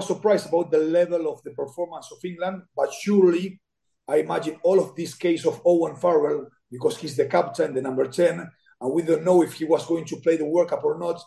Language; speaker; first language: English; non-native, fluent; Spanish